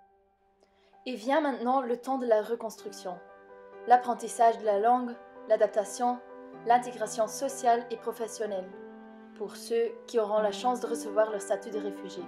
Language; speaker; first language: French; native; French